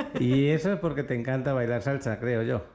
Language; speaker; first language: Spanish; native; Spanish